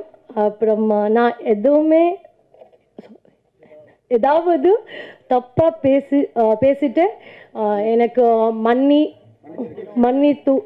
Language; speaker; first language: Tamil; non-native, learner; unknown